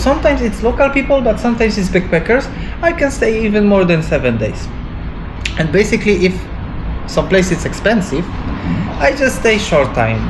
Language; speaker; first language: English; non-native, learner; Polish